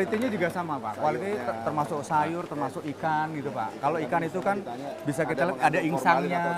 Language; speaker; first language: Indonesian; native; Indonesian